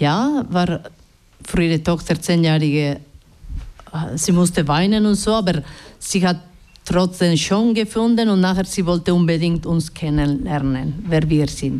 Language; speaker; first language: German; non-native, learner; Basque